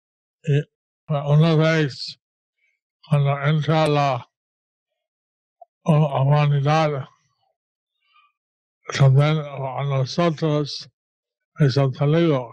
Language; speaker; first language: Spanish; non-native, learner; English